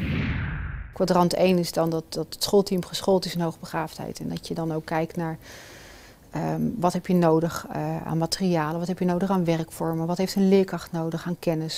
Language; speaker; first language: Dutch; native; Dutch